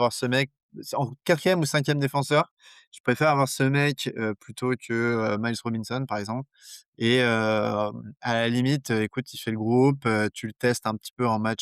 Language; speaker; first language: French; native; French